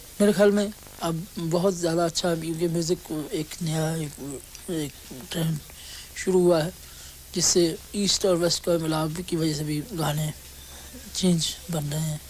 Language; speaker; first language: Urdu; non-native, local second language; Punjabi